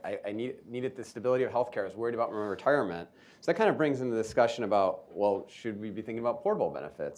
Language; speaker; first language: English; native; English